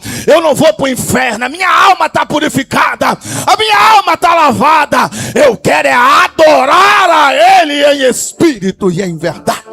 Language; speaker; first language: Portuguese; native; Portuguese